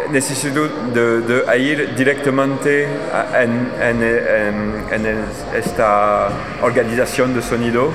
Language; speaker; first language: Spanish; non-native, learner; French